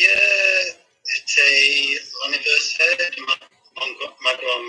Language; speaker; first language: French; non-native, learner; English